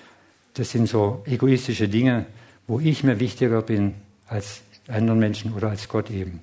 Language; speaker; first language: German; non-native, fluent; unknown